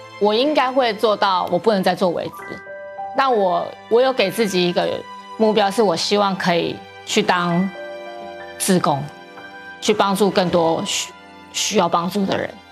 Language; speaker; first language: Chinese; native; Chinese